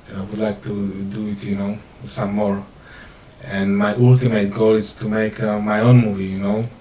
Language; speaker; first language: English; non-native, fluent; Slovak